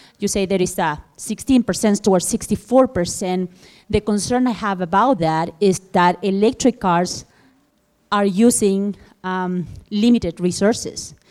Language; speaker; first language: English; non-native, fluent; Spanish